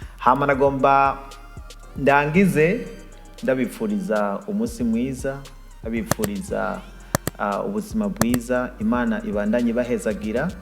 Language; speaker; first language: Rundi; early bilingual, heritage; Rundi